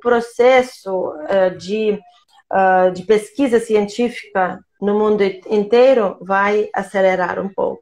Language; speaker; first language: Portuguese; non-native, fluent; Russian